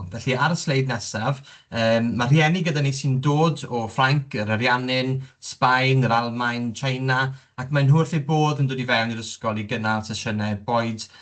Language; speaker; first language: Welsh; native; Welsh